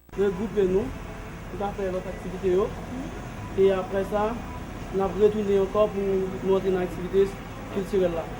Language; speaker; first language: French; non-native, local second language; Haitian Creole